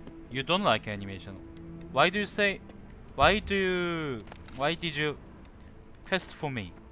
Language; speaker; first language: English; non-native, learner; Korean